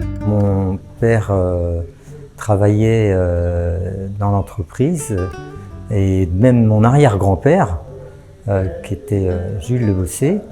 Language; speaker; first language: French; native; French